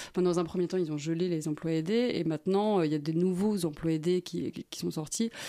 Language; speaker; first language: French; native; French